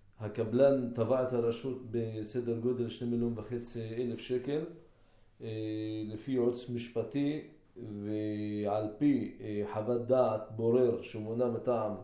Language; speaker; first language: Hebrew; non-native, local second language; Arabic